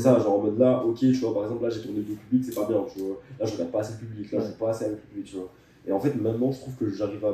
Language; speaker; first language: French; native; French